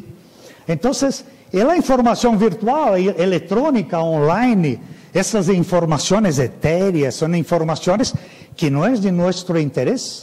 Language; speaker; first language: Spanish; non-native, fluent; Portuguese